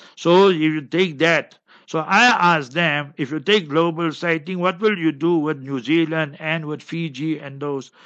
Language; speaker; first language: English; native; English